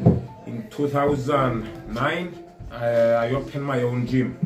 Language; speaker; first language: English; non-native, learner; Greek